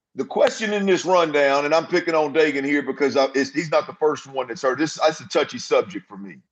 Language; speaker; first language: English; native; English